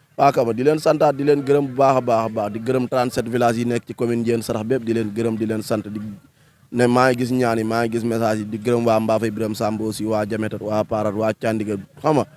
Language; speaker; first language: Wolof; native; Wolof